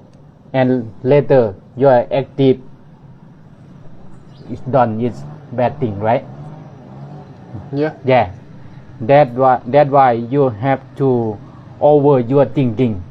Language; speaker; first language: English; non-native, learner; Thai